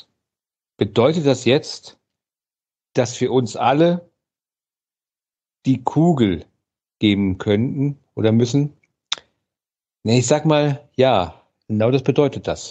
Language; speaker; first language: German; native; German